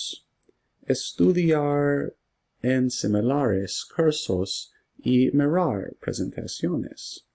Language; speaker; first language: Spanish; non-native, learner; English